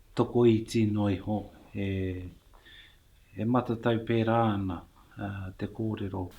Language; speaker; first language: Māori; native; Māori